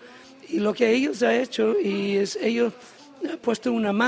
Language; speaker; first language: Spanish; non-native, learner; English